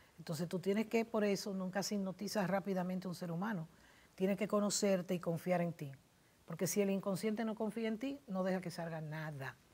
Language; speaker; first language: Spanish; native; Spanish